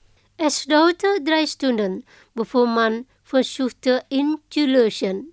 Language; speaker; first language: German; non-native, fluent; Indonesian